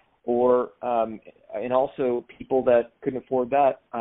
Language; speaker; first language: English; native; English